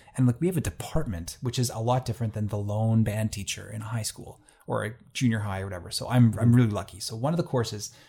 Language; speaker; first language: English; native; English